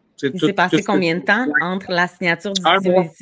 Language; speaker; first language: French; native; French